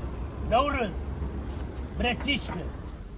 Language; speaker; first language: Russian; non-native, learner; Turkmen